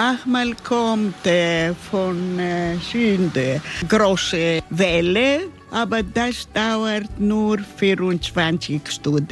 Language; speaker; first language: German; non-native, learner; Greek